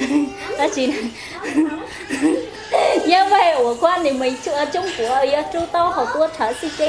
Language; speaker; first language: Chinese; non-native, learner; Hmong